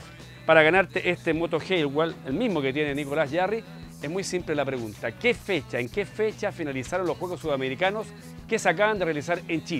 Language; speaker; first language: Spanish; native; Spanish